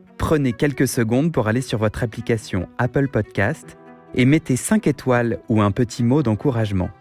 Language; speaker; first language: French; native; French